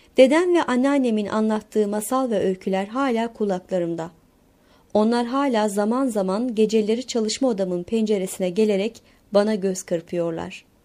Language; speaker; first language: Turkish; non-native, local second language; Kurdish